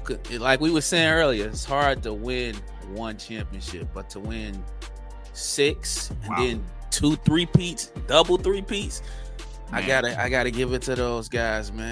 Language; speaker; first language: English; native; English